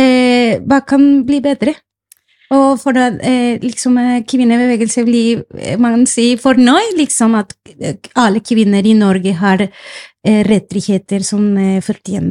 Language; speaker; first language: Norwegian; non-native, fluent; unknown